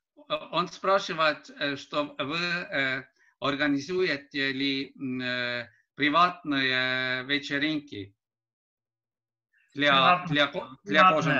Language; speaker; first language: Russian; non-native, learner; Estonian